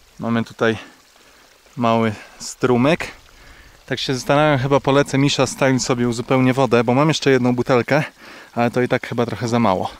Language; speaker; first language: Polish; native; Polish